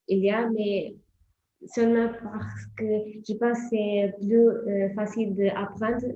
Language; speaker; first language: French; non-native, learner; Portuguese